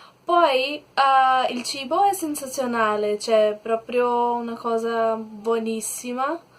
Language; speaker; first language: Italian; non-native, learner; Portuguese